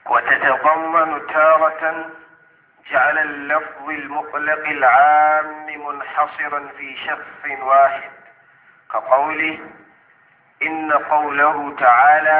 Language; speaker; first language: Arabic; non-native, fluent; Hausa